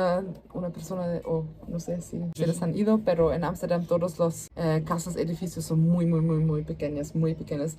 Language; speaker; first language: Spanish; non-native, learner; German